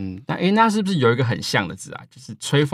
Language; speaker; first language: Chinese; native; Chinese